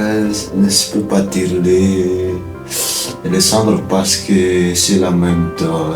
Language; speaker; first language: French; non-native, local second language; Malagasy